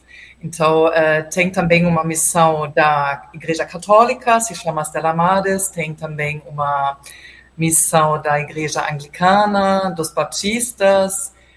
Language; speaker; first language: Portuguese; non-native, fluent; German